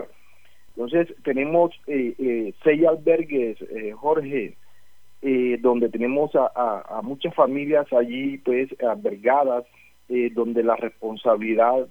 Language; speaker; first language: Spanish; native; Spanish